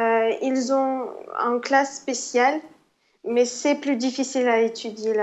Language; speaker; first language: French; non-native, fluent; Ukrainian